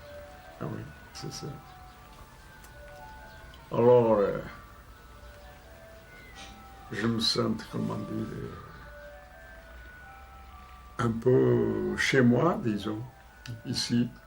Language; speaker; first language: French; non-native, fluent; Portuguese